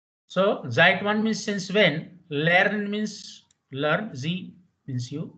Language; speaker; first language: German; non-native, fluent; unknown